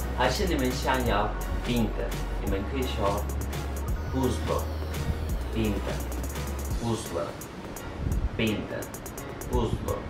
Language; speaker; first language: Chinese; non-native, learner; Turkish